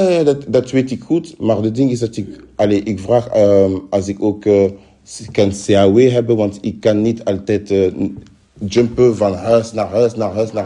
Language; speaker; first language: Dutch; non-native, fluent; French